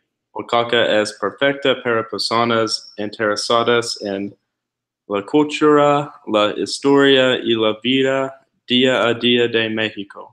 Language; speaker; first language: Spanish; non-native, learner; English